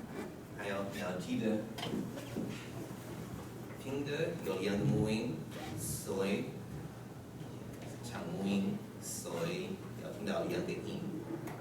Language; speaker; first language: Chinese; non-native, fluent; English